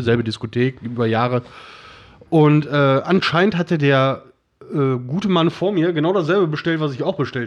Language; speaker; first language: German; native; German